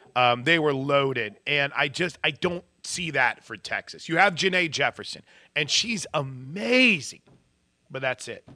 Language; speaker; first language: English; native; English